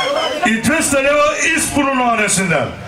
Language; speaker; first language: Bulgarian; non-native, local second language; Turkish